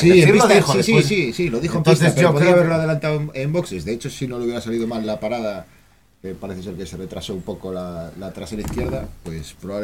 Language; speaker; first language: Spanish; native; Spanish